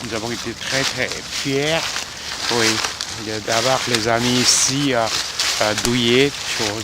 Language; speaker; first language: French; non-native, fluent; Korean